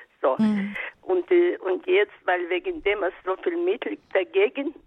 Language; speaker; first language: German; non-native, learner; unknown